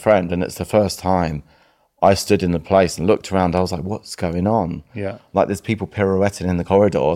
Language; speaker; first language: English; native; English